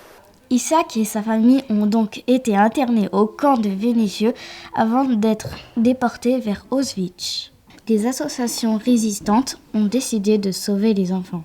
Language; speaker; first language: French; native; French